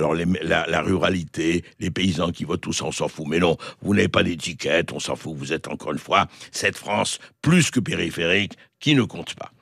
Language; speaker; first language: French; native; French